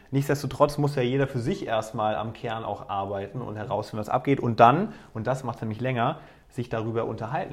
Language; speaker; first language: German; native; German